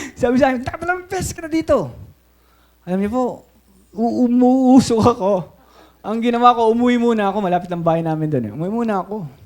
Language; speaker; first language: Filipino; native; Filipino